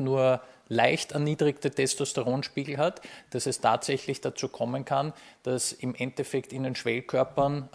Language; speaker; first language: German; native; German